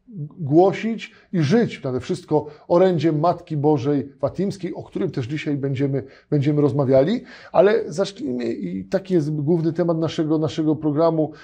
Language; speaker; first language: Polish; native; Polish